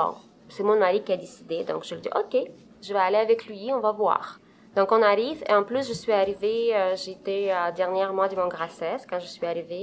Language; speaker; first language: French; non-native, fluent; Romanian